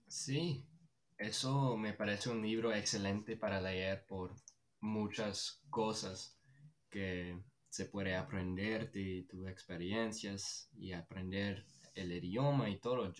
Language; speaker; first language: Spanish; non-native, fluent; English